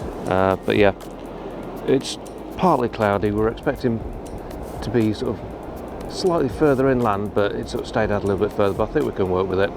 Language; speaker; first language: English; native; English